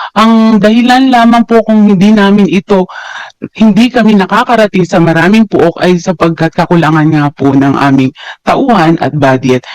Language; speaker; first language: Filipino; native; Filipino